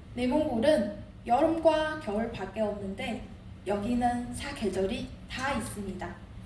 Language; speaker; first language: Korean; non-native, fluent; Chinese